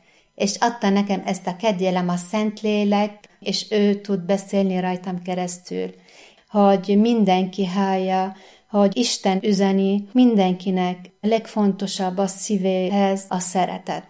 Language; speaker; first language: Hungarian; non-native, fluent; Arabic